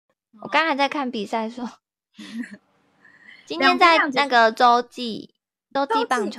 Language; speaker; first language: Chinese; native; Chinese